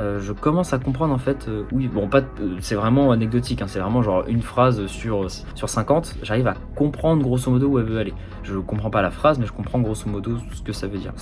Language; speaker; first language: French; native; French